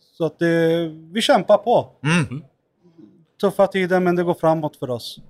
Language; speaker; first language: Swedish; native; Swedish